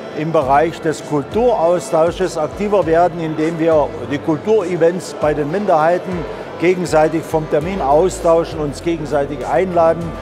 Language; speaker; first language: German; non-native, local second language; Upper Sorbian